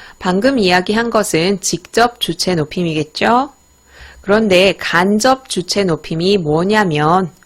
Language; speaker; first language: Korean; native; Korean